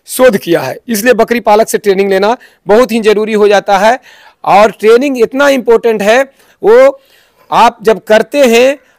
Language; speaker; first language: Hindi; native; Hindi